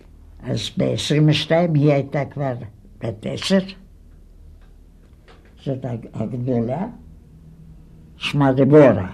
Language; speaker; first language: Hebrew; non-native, fluent; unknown